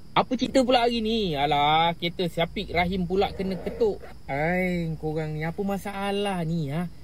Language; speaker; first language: Malay; native; Malay